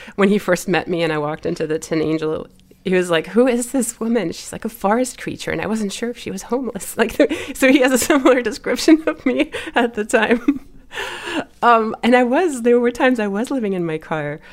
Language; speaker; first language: English; early bilingual, other home language; German